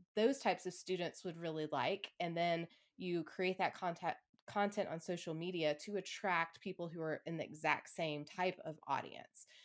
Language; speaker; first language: English; native; English